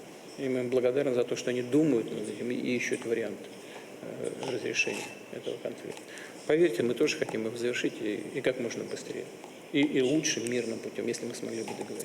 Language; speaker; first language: Russian; native; Russian